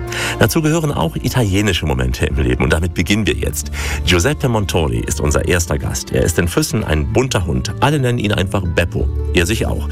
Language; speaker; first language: German; native; German